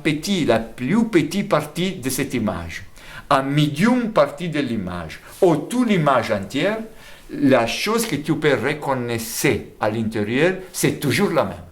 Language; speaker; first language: French; non-native, fluent; Italian